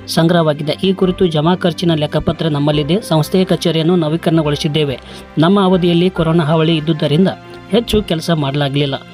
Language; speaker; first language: Kannada; native; Kannada